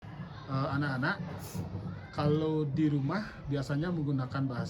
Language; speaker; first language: Indonesian; non-native, local second language; Balinese